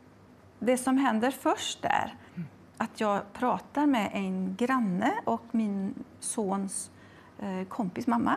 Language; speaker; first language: Swedish; native; Swedish